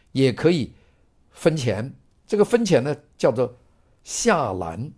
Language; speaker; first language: Chinese; non-native, local second language; Cantonese